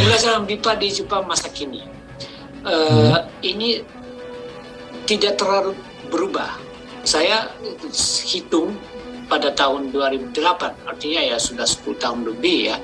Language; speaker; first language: Indonesian; non-native, fluent; Japanese